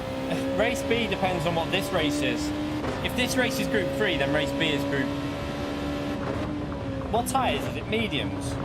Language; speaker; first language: English; native; English